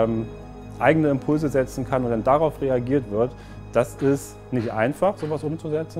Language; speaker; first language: German; native; German